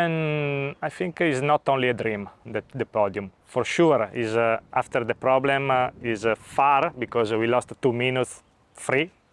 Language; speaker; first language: English; non-native, learner; Italian